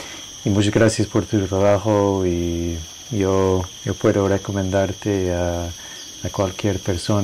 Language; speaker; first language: Spanish; non-native, learner; English